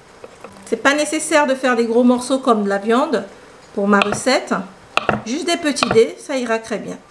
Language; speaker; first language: French; native; French